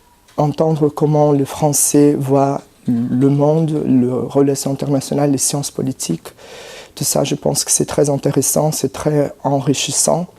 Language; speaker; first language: French; non-native, fluent; Portuguese